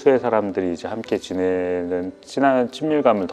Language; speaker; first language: Korean; native; Korean